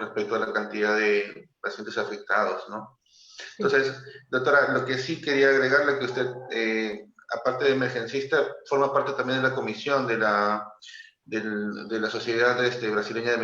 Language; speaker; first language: Spanish; native; Spanish